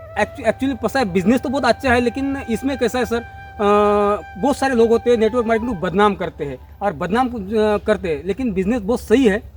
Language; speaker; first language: Hindi; non-native, local second language; Marathi